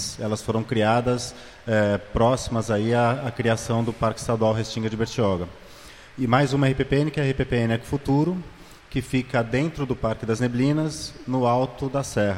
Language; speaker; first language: Portuguese; native; Portuguese